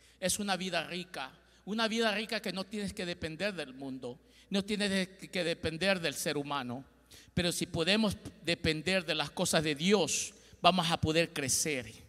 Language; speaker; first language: Spanish; early bilingual, heritage; Spanish